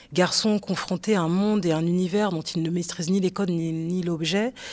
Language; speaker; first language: French; native; French